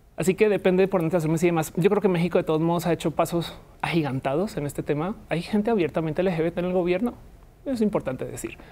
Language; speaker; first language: Spanish; native; Spanish